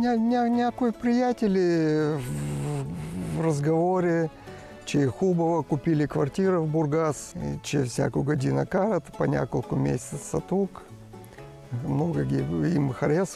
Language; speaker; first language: Bulgarian; non-native, learner; Russian